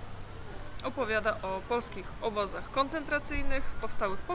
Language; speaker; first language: Polish; native; Polish